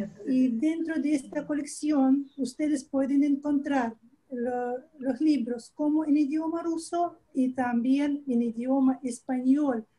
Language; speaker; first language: Spanish; non-native, fluent; Russian